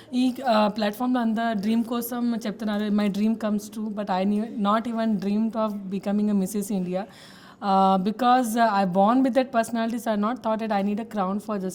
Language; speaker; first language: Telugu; non-native, local second language; Hindi